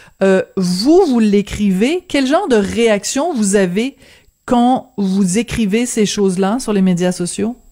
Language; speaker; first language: French; native; French